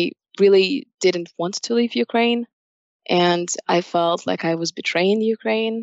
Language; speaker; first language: English; non-native, fluent; Russian